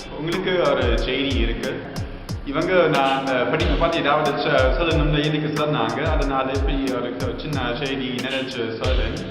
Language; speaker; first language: Tamil; non-native, learner; German